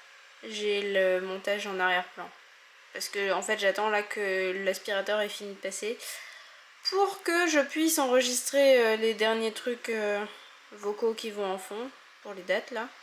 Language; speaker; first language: French; native; French